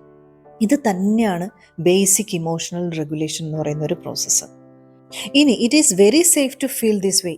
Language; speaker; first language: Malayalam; native; Malayalam